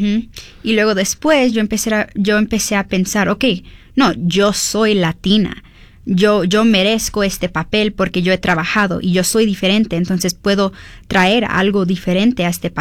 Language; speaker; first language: Spanish; early bilingual, heritage; Spanish